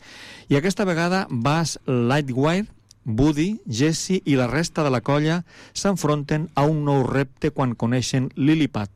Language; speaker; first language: Catalan; native; Catalan